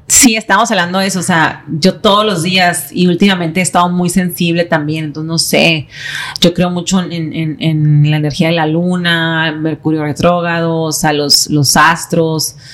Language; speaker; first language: Spanish; native; Spanish